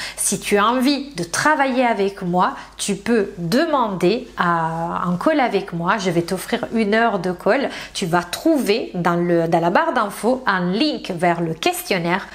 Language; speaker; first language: French; non-native, fluent; Italian